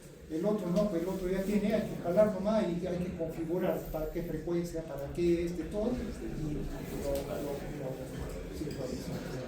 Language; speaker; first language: Spanish; native; Spanish